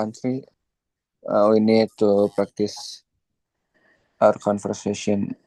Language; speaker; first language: English; non-native, learner; Indonesian